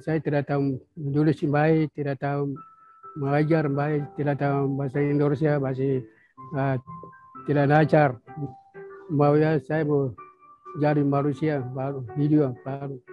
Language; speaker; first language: Indonesian; non-native, local second language; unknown